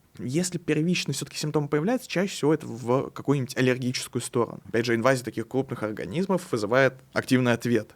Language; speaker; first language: Russian; native; Russian